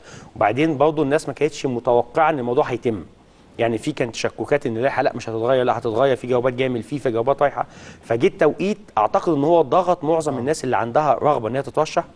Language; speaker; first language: Arabic; native; Arabic